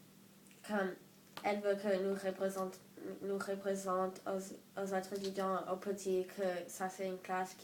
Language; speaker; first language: French; non-native, learner; English